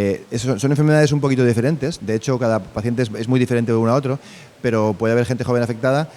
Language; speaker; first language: Spanish; native; Spanish